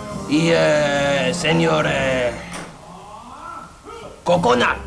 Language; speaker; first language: Spanish; non-native, fluent; German